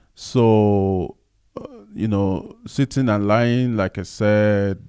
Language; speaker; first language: English; non-native, local second language; Yoruba